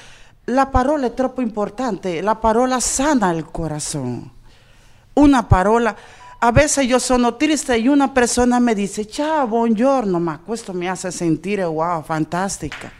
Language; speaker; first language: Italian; non-native, learner; Spanish